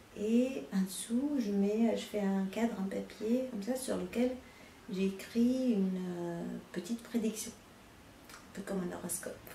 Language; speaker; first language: French; non-native, fluent; Romanian